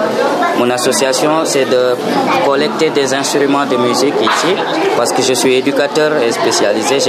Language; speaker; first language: French; non-native, local second language; Fula